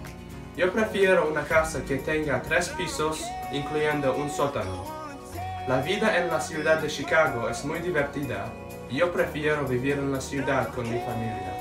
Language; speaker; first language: Spanish; non-native, learner; English